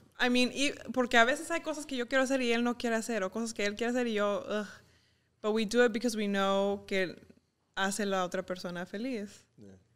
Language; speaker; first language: Spanish; early bilingual, heritage; Spanish